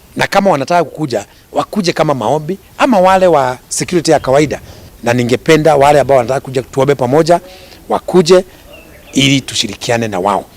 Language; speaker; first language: Swahili; non-native, local second language; Kikuyu